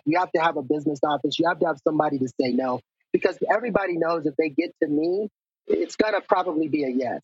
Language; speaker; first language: English; native; English